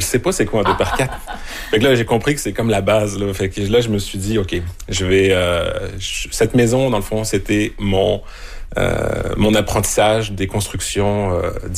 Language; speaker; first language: French; native; French